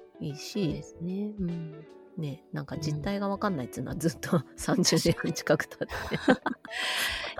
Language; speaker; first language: Japanese; native; Japanese